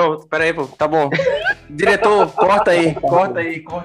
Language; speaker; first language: Portuguese; native; Portuguese